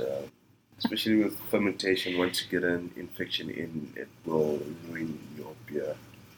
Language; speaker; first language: English; non-native, local second language; Shona